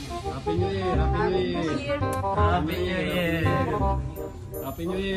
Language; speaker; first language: English; non-native, local second language; Filipino